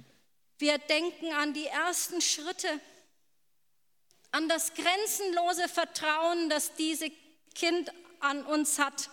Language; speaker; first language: German; native; German